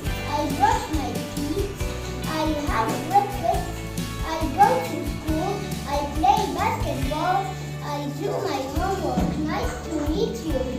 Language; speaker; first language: English; non-native, learner; Arabic